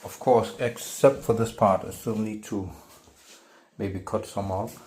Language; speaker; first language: English; non-native, fluent; Danish